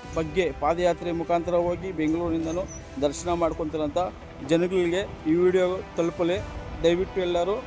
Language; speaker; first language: Kannada; native; Kannada